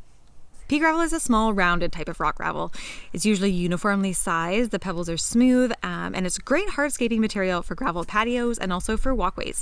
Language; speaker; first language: English; native; English